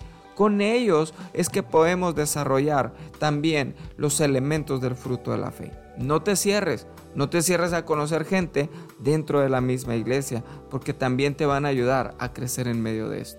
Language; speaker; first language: Spanish; native; Spanish